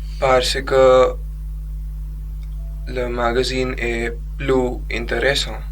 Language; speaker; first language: French; non-native, learner; Gujarati